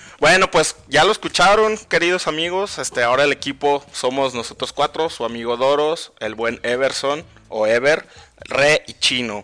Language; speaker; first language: Spanish; native; Spanish